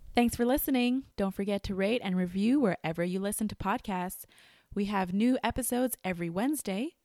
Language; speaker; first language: English; non-native, fluent; French